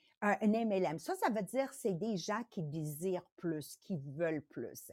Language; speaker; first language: French; native; French